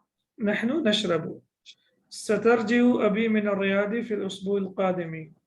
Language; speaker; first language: Arabic; non-native, fluent; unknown